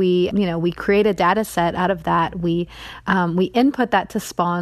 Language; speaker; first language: English; native; English